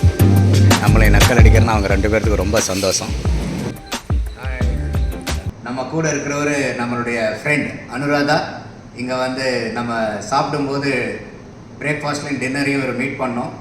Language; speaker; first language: Tamil; native; Tamil